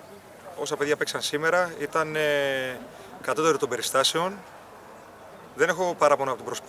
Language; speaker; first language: Greek; native; Greek